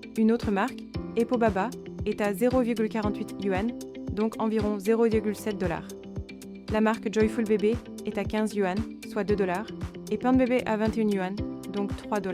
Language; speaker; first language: French; non-native, fluent; Chinese